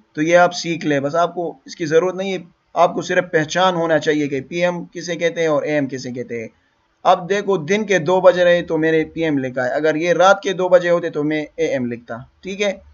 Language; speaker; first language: Urdu; non-native, local second language; Pashto